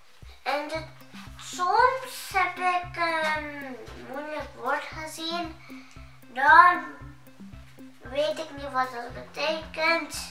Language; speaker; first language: Dutch; early bilingual, other home language; Indonesian